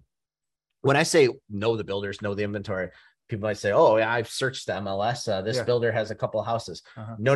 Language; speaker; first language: English; native; English